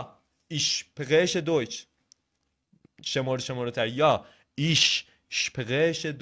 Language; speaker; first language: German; non-native, fluent; Persian